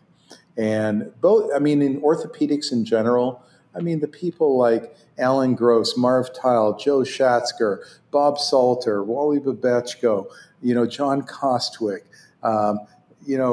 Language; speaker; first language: English; non-native, fluent; Hebrew